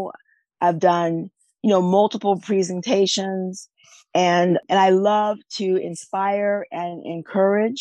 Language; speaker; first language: English; native; English